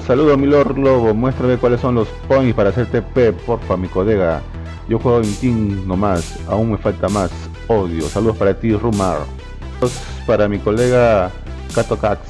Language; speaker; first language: Spanish; native; Spanish